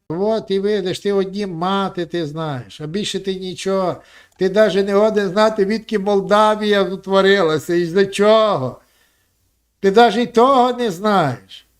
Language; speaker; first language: Ukrainian; native; Ukrainian